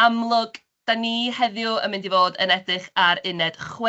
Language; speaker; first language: Welsh; native; Welsh